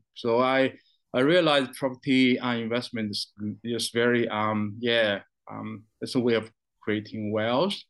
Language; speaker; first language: English; non-native, fluent; Chinese